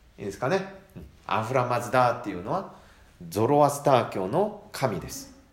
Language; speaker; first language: Japanese; non-native, fluent; Korean